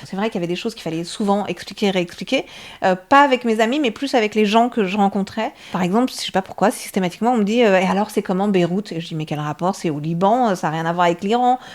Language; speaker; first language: French; early bilingual, other home language; Persian